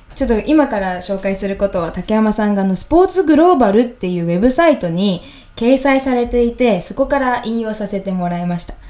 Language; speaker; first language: Japanese; native; Japanese